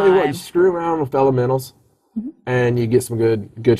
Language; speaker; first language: English; native; English